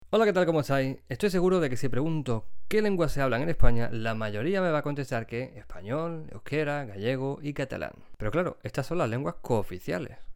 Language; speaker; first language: Spanish; native; Spanish